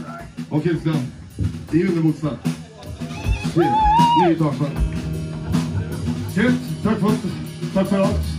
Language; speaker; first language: Norwegian; native; Norwegian